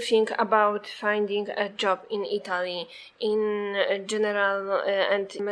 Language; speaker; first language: English; non-native, fluent; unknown